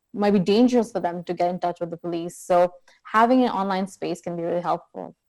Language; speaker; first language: English; non-native, local second language; Urdu